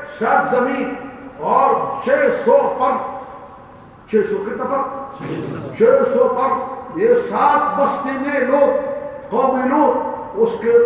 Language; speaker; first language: Urdu; non-native, learner; Arabic